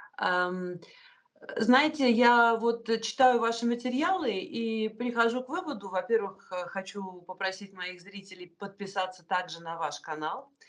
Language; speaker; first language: Russian; native; Russian